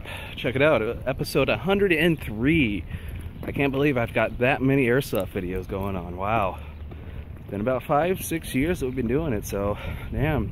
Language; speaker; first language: English; native; English